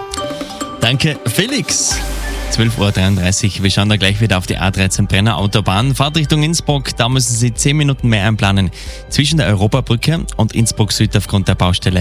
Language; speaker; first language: German; native; German